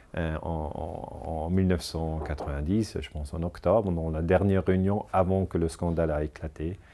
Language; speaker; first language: French; non-native, local second language; German